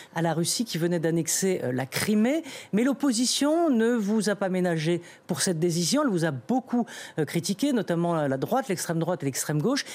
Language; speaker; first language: French; native; French